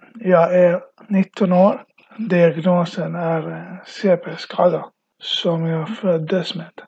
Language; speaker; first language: Swedish; early bilingual, other home language; Arabic